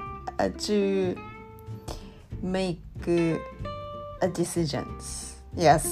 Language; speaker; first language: English; non-native, learner; Japanese